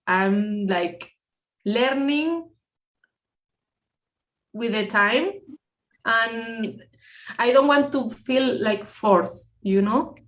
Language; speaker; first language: English; non-native, fluent; Spanish